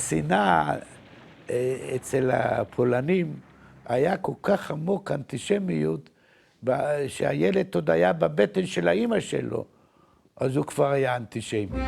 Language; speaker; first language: Hebrew; non-native, fluent; Yiddish